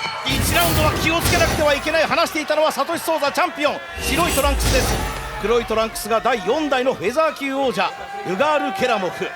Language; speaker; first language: Japanese; native; Japanese